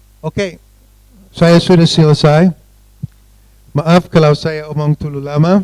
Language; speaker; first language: Indonesian; non-native, fluent; English